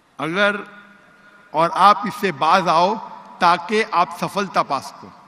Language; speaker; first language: Urdu; non-native, local second language; Konkani